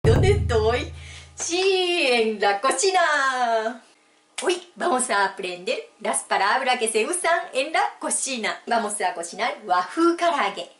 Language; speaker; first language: Spanish; non-native, fluent; Japanese